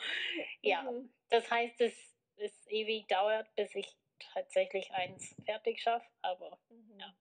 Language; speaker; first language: German; non-native, fluent; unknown